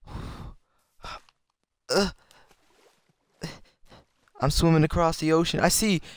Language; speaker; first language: English; native; English